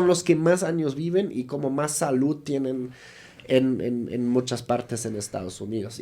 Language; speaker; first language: Spanish; native; Spanish